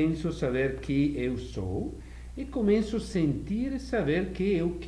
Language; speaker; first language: Portuguese; non-native, fluent; Italian